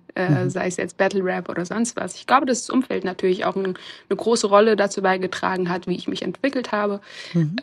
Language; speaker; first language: German; native; German